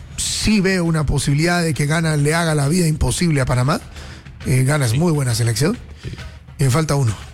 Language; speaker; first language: Spanish; native; Spanish